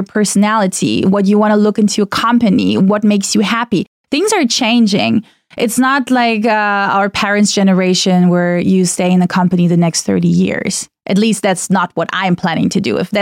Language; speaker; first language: English; non-native, fluent; German